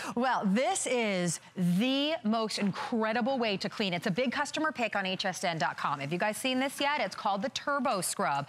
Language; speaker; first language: English; native; English